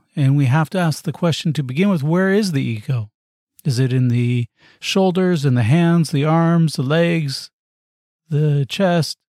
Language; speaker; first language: English; native; English